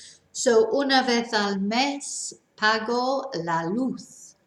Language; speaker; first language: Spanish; non-native, fluent; English